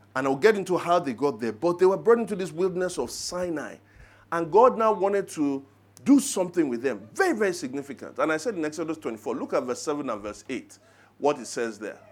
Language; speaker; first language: English; non-native, local second language; Yoruba